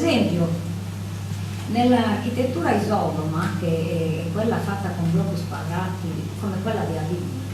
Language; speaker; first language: Italian; native; Italian